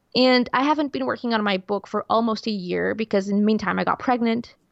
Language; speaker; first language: English; non-native, fluent; Portuguese